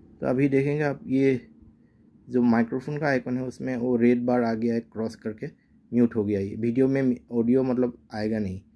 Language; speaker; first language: Hindi; non-native, local second language; Assamese